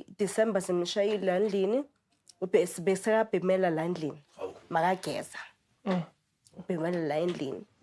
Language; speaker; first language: Zulu; native; Zulu